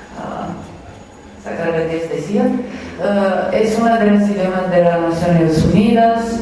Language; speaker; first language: Spanish; non-native, fluent; Romanian